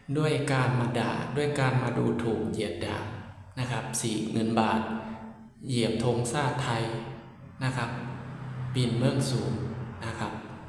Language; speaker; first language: Thai; native; Thai